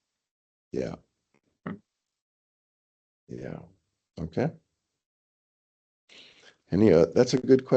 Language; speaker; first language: English; non-native, fluent; Thai